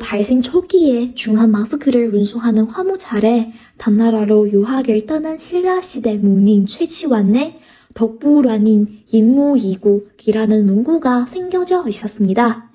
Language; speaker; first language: Korean; non-native, fluent; Chinese